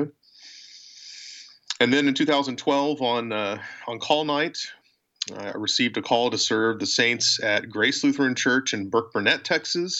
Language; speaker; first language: English; native; English